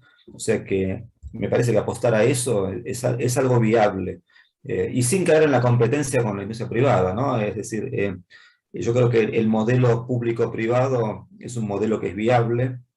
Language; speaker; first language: Spanish; native; Spanish